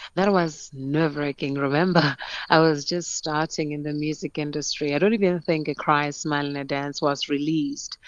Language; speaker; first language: English; non-native, local second language; Northern Sotho